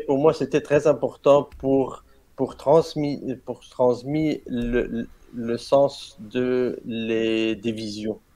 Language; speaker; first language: French; non-native, learner; Arabic